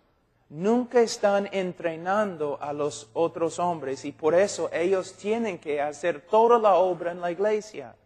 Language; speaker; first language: Spanish; non-native, fluent; English